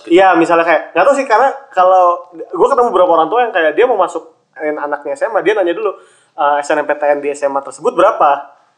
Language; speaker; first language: Indonesian; native; Indonesian